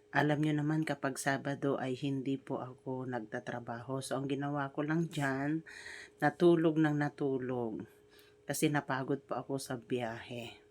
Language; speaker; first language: Filipino; native; Filipino